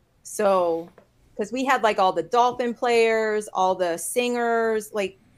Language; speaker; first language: English; native; English